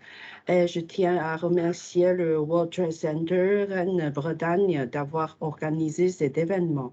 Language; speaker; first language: French; non-native, fluent; Chinese